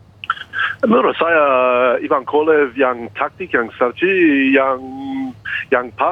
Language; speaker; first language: Indonesian; non-native, fluent; English